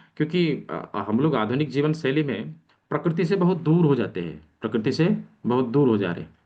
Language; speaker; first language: Hindi; native; Hindi